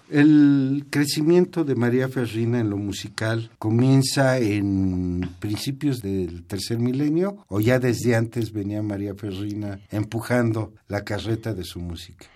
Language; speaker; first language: Spanish; native; Spanish